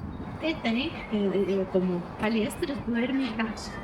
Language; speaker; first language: Portuguese; non-native, fluent; Russian